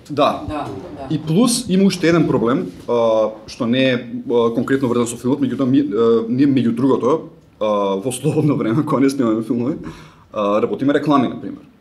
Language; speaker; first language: Macedonian; native; Macedonian